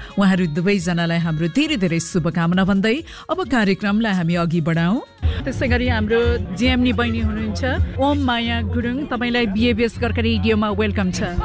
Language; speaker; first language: Nepali; native; Nepali